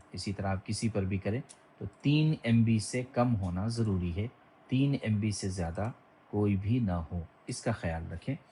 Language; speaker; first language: Urdu; native; Urdu